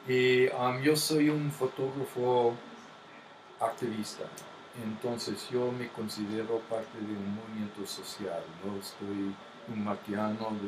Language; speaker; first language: Spanish; non-native, fluent; English